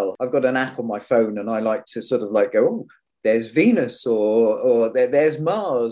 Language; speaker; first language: English; native; English